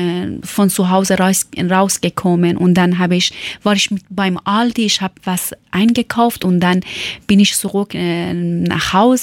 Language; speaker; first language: German; non-native, learner; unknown